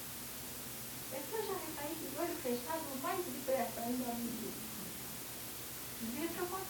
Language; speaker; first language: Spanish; non-native, learner; Portuguese